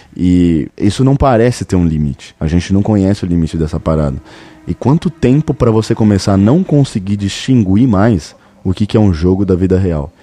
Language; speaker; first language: Portuguese; native; Portuguese